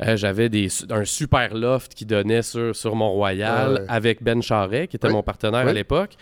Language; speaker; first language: French; native; French